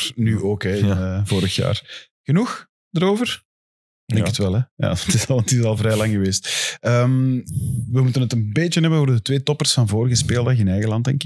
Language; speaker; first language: Dutch; native; Dutch